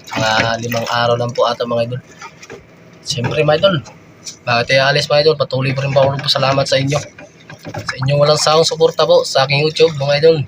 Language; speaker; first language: Filipino; non-native, local second language; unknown